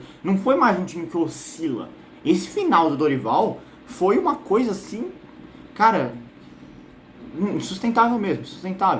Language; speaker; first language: Portuguese; native; Portuguese